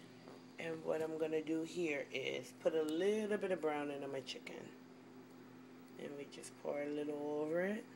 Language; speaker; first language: English; native; English